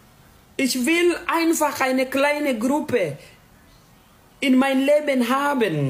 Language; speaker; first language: German; non-native, learner; Swahili